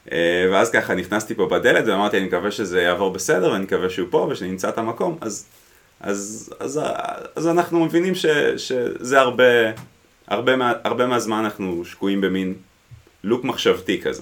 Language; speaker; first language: Hebrew; native; Hebrew